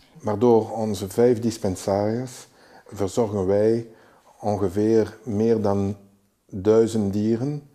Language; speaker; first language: Dutch; non-native, local second language; French